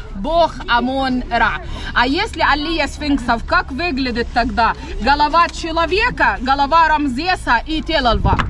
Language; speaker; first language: Russian; non-native, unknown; Arabic